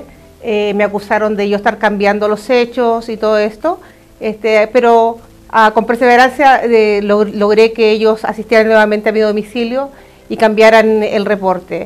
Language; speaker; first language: Spanish; native; Spanish